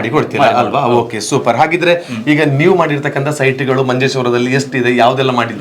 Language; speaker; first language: Kannada; native; Kannada